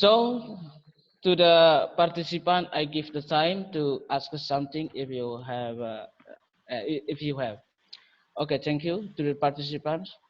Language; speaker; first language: English; non-native, learner; Indonesian